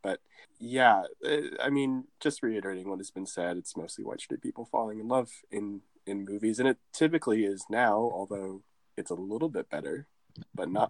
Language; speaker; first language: English; native; English